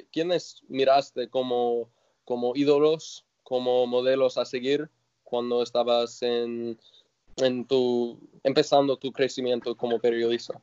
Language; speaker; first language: Spanish; non-native, fluent; English